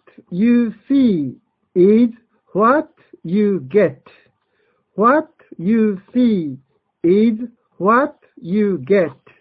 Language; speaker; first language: English; non-native, fluent; Japanese